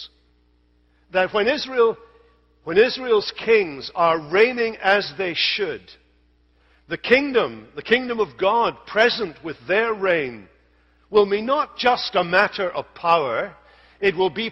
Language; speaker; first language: English; native; English